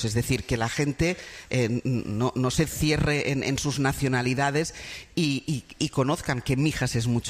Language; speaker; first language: Spanish; native; Spanish